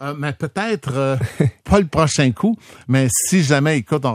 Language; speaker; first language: French; native; French